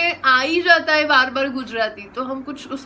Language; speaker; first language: Hindi; non-native, local second language; Gujarati